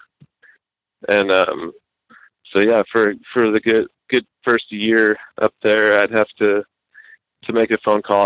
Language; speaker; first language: English; native; English